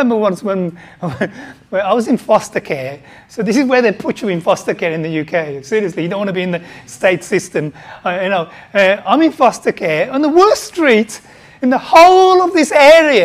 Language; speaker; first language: English; native; English